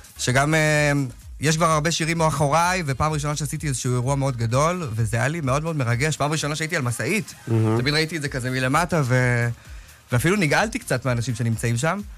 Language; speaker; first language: Hebrew; native; Hebrew